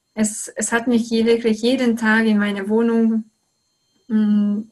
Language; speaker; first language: German; non-native, fluent; Hungarian